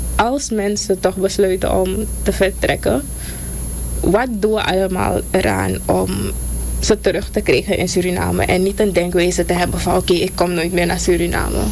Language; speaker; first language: Dutch; native; Dutch